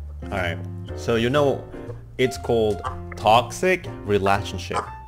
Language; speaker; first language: English; non-native, fluent; Indonesian